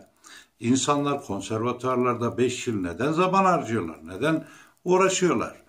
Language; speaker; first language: Turkish; native; Turkish